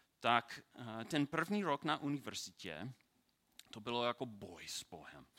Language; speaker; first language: Czech; non-native, learner; English